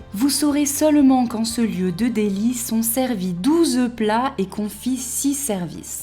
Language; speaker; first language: French; native; French